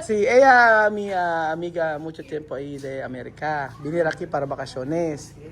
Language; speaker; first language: Spanish; non-native, learner; Filipino